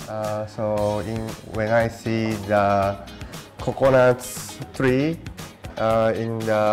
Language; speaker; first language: English; non-native, learner; Japanese